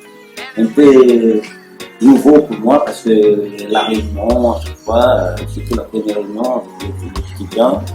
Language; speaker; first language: French; non-native, local second language; Malagasy